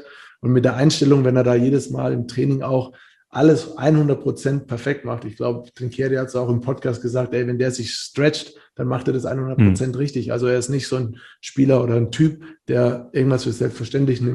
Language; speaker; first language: German; native; German